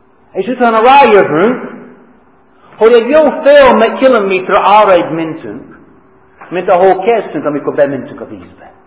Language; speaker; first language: Hungarian; non-native, fluent; English